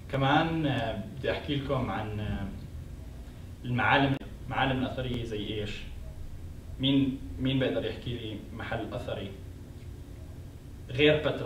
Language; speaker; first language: Arabic; native; Arabic